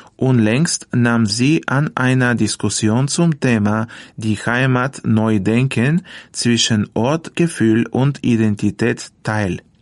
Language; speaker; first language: German; non-native, fluent; Bulgarian